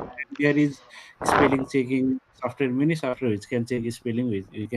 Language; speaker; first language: English; non-native, fluent; Nepali